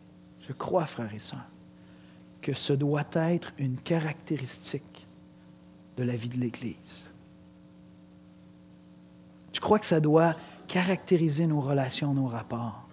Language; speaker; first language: French; native; French